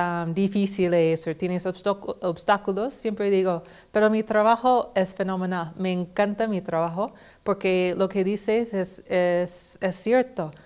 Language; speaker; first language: Spanish; non-native, fluent; English